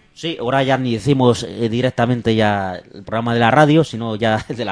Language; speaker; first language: Spanish; native; Spanish